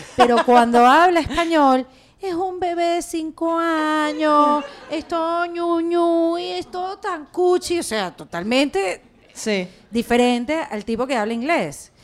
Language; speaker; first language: Spanish; native; Spanish